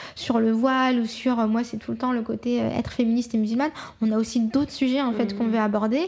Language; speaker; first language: French; native; French